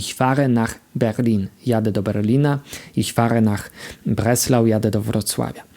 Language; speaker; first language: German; non-native, fluent; Polish